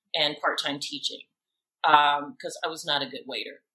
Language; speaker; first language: English; native; English